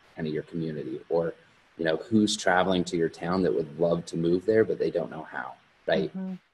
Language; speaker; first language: English; native; English